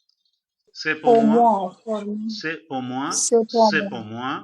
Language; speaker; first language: French; non-native, fluent; Urdu